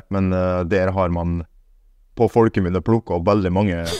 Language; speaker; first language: Norwegian; early bilingual, other home language; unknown